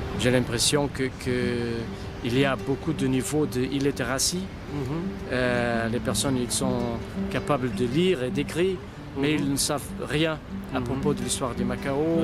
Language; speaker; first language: French; non-native, fluent; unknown